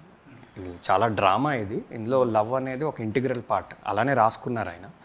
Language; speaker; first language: Telugu; native; Telugu